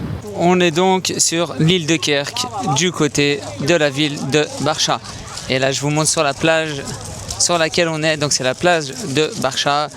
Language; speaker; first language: French; native; French